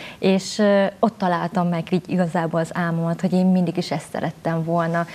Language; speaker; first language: Hungarian; early bilingual, other home language; Vietnamese